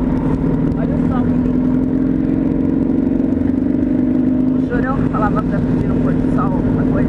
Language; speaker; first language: Portuguese; native; Portuguese